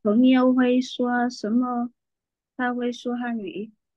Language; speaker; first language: Chinese; non-native, learner; Vietnamese